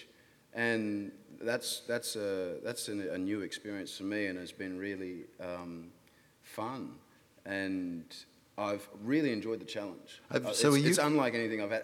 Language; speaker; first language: English; native; English